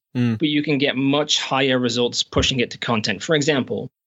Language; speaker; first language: English; native; English